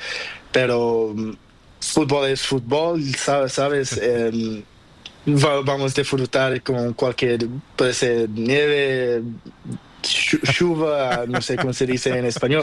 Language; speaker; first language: Spanish; non-native, learner; Portuguese